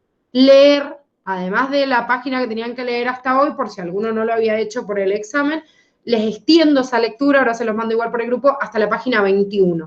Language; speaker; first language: Spanish; native; Spanish